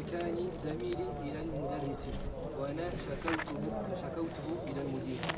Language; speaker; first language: Arabic; non-native, learner; French